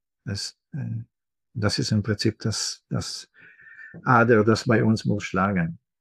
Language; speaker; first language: German; non-native, fluent; Hebrew